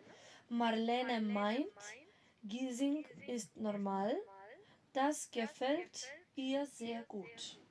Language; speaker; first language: German; non-native, fluent; Macedonian